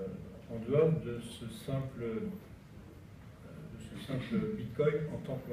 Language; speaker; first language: French; native; French